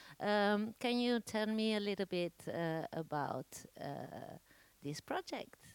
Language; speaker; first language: English; non-native, learner; Spanish